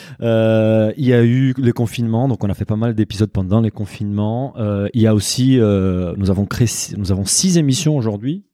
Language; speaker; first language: French; non-native, fluent; Portuguese